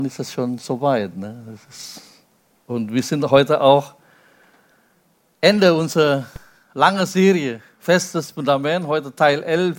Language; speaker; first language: German; non-native, fluent; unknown